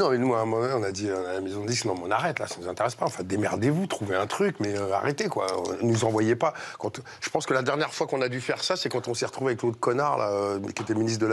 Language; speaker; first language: French; native; French